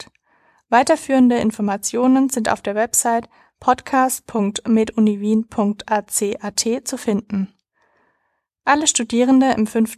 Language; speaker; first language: German; native; German